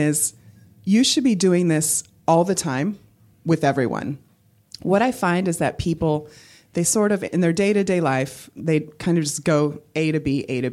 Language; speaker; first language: English; native; English